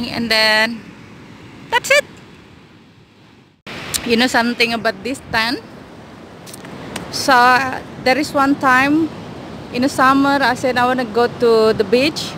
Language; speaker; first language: English; non-native, learner; Indonesian